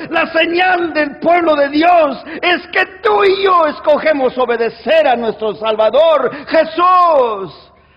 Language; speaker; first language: Spanish; early bilingual, heritage; Spanish